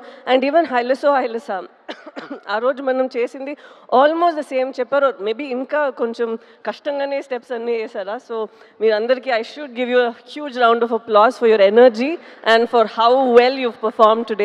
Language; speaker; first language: Telugu; non-native, local second language; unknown